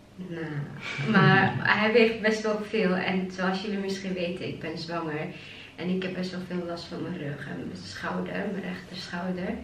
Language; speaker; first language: Dutch; early bilingual, other home language; Chechen